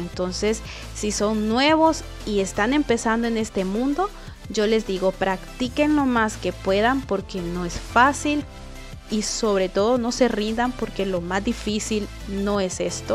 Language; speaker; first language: Spanish; native; Spanish